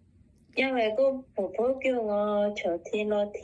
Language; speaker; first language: Cantonese; non-native, learner; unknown